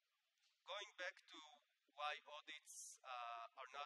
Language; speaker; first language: English; non-native, fluent; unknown